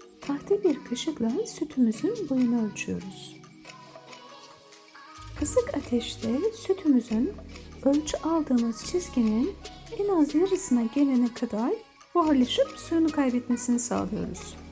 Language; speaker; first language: Turkish; native; Turkish